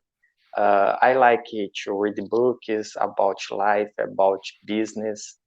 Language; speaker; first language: English; non-native, learner; Portuguese